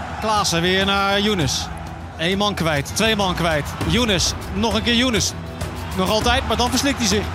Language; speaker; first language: Dutch; native; Dutch